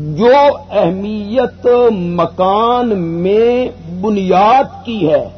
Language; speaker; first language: Urdu; non-native, local second language; Punjabi